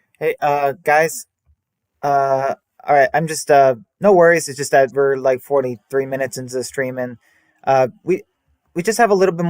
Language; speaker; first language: English; native; English